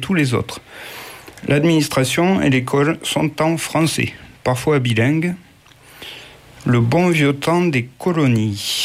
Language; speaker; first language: French; native; French